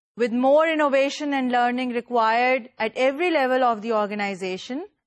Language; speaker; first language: English; non-native, local second language; Urdu